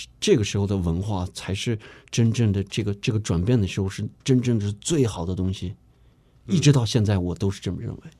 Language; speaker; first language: Chinese; early bilingual, heritage; Chinese